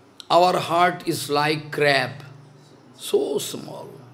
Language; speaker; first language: English; non-native, local second language; Bangla